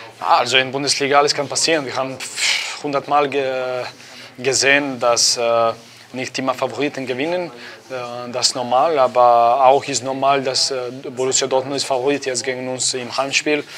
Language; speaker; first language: German; non-native, learner; Croatian